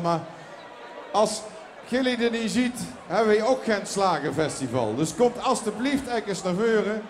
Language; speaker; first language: Dutch; native; Dutch